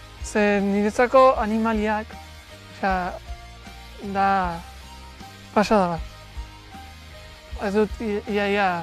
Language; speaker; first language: Basque; non-native, learner; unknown